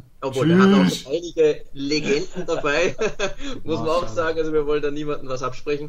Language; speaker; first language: German; native; German